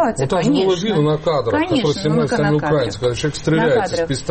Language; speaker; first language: Russian; native; Russian